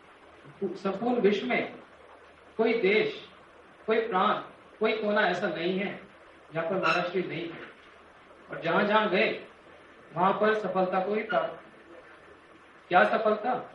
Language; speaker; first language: Hindi; native; Hindi